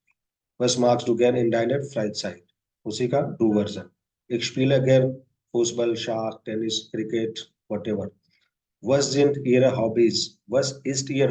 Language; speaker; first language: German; non-native, fluent; Hindi